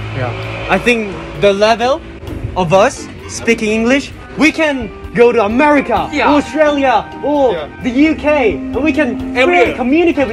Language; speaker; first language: English; non-native, learner; Korean